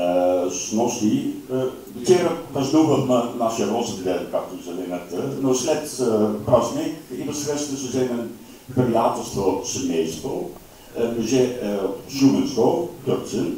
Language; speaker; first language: Bulgarian; non-native, learner; Slovak